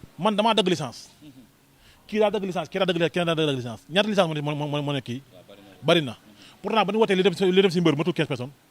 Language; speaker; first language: Wolof; native; Wolof